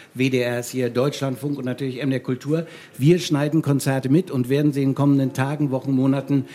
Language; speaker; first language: German; native; German